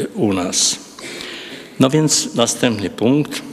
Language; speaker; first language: Polish; non-native, fluent; Hungarian